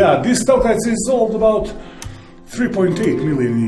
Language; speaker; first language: English; non-native, learner; Serbian